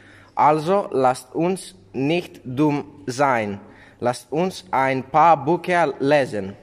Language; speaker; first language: German; non-native, learner; Greek